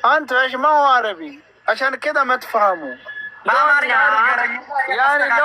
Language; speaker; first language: Arabic; non-native, learner; Amharic